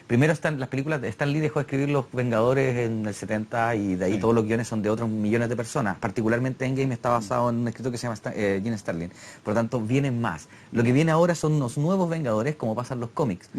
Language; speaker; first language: Spanish; native; Spanish